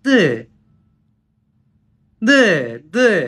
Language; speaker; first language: Chinese; non-native, learner; Japanese